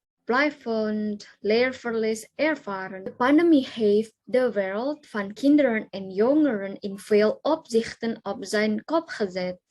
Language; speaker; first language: Dutch; non-native, learner; Indonesian